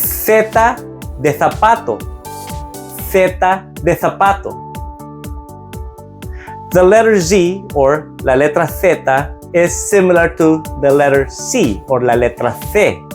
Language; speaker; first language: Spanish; non-native, fluent; Filipino